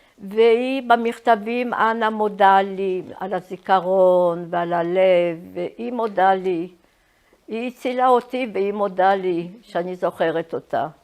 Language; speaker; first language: Hebrew; early bilingual, other home language; Polish